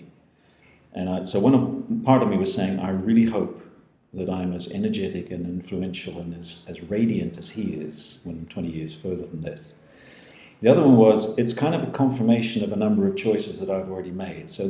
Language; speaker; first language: English; native; English